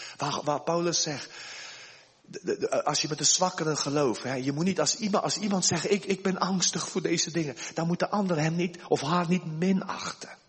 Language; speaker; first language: Dutch; early bilingual, heritage; Dutch